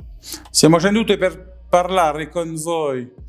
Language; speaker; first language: Italian; non-native, learner; French